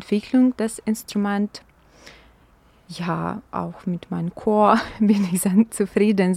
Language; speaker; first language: German; non-native, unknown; Ukrainian